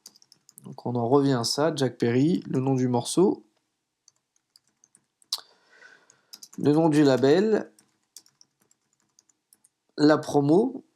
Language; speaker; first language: French; native; French